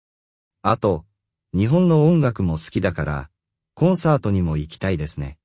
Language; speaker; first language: Japanese; non-native, fluent; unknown